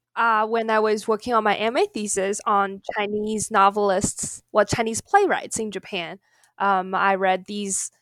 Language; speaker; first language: English; non-native, fluent; Chinese